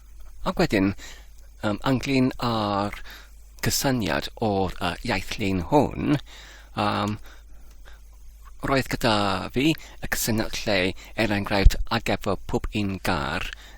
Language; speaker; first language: Welsh; non-native, fluent; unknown